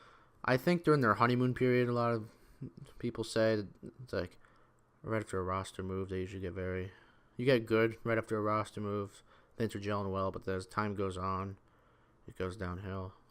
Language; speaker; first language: English; native; English